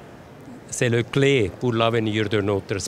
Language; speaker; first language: French; non-native, local second language; German